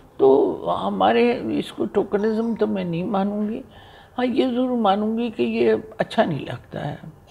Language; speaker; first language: Hindi; native; Hindi